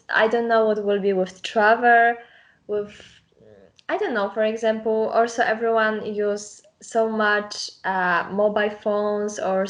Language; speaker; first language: English; non-native, learner; Polish